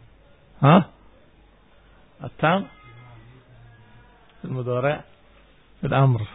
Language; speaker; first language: Arabic; non-native, fluent; Indonesian